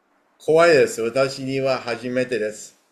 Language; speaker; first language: Japanese; non-native, fluent; English